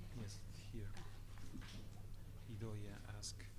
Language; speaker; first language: English; non-native, fluent; Spanish